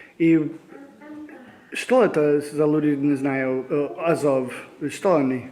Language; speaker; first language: Russian; non-native, learner; English